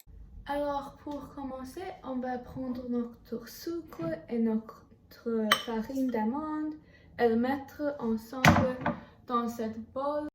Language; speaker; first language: French; non-native, learner; English